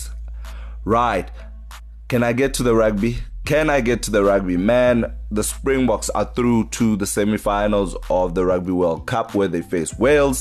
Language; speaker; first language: English; non-native, local second language; Xhosa